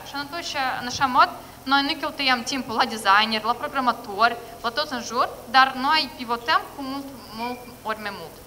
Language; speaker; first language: Romanian; non-native, local second language; Russian